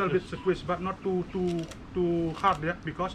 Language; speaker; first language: English; non-native, learner; Indonesian